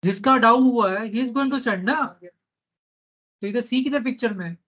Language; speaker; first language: Hindi; non-native, local second language; Marathi